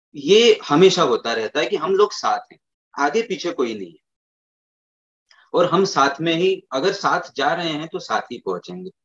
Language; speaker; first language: Hindi; native; Hindi